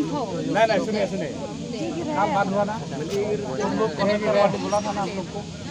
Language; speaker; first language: Hindi; non-native, local second language; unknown